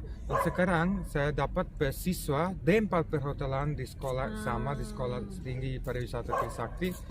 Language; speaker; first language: Indonesian; non-native, fluent; Serbian